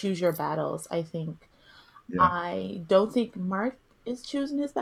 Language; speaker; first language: English; early bilingual, other home language; Yoruba